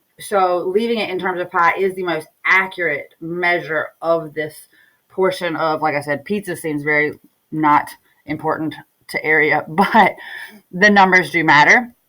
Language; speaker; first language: English; native; English